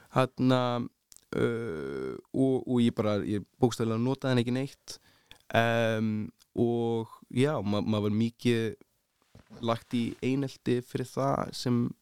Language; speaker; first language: Icelandic; early bilingual, heritage; Icelandic